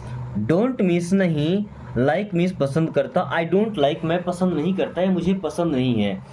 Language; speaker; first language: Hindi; native; Hindi